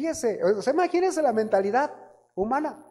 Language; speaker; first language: Spanish; native; Spanish